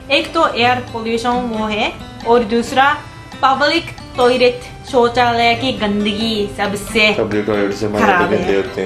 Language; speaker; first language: Hindi; non-native, fluent; Japanese